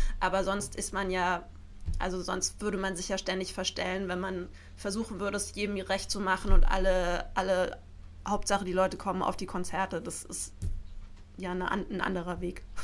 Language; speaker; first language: German; native; German